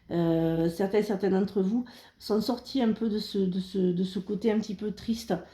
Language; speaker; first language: French; native; French